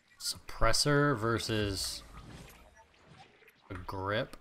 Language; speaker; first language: English; native; English